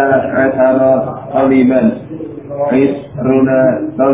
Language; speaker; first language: Arabic; non-native, learner; Indonesian